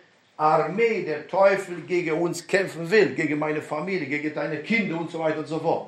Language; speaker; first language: German; non-native, fluent; Romanian